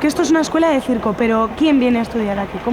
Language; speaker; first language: Spanish; native; Spanish